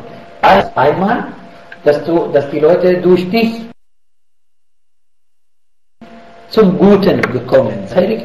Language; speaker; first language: German; non-native, fluent; Arabic